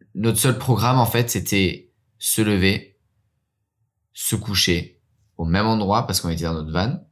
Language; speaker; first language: French; early bilingual, heritage; French